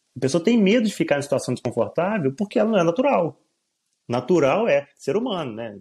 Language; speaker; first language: Portuguese; native; Portuguese